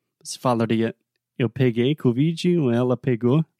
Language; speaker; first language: Portuguese; non-native, fluent; English